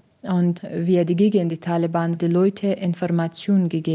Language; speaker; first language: German; non-native, learner; Persian